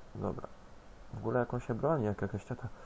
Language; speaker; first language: Polish; native; Polish